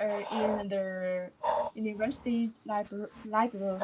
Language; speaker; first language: English; non-native, learner; Vietnamese